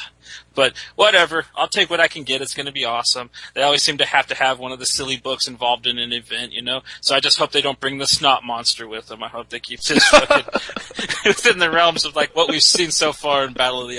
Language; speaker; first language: English; native; English